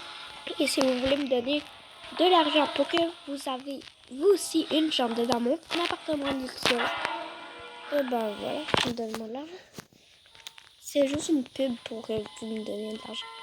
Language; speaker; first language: French; native; French